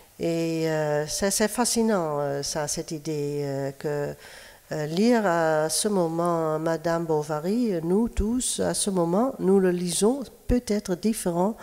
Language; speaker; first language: French; non-native, fluent; Dutch